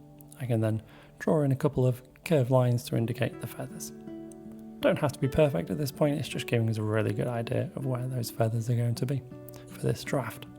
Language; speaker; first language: English; native; English